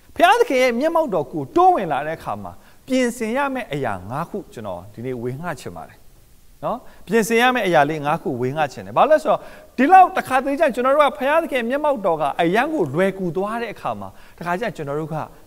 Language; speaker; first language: Burmese; non-native, local second language; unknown